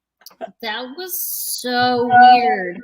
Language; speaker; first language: English; native; English